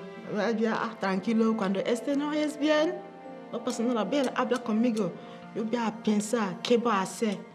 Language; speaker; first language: Spanish; non-native, learner; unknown